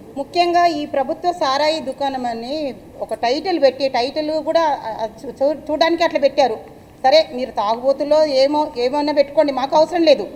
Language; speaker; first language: Telugu; native; Telugu